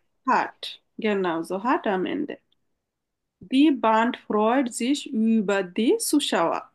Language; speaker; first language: German; non-native, fluent; Bangla